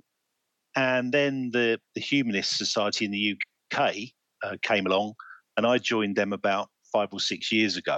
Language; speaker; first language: English; native; English